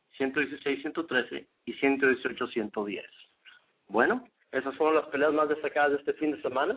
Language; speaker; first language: Spanish; native; Spanish